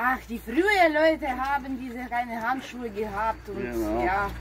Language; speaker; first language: German; non-native, fluent; Russian